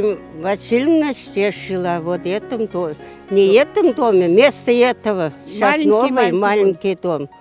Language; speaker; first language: Russian; non-native, local second language; Chuvash